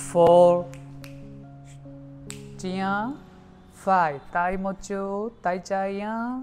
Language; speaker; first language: Vietnamese; non-native, learner; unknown